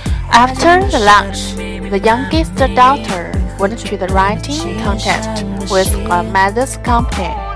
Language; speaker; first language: English; non-native, learner; Chinese